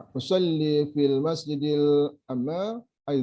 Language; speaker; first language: Arabic; non-native, learner; Malay